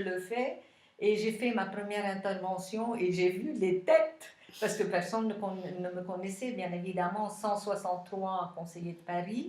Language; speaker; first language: French; non-native, local second language; Arabic